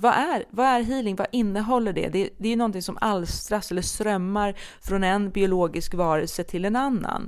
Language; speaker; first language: Swedish; native; Swedish